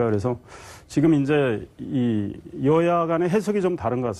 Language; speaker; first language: Korean; native; Korean